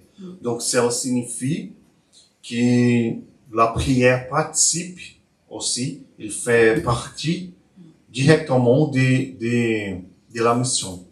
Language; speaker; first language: French; non-native, learner; Portuguese